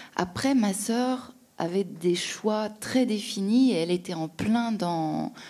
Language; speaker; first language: French; native; French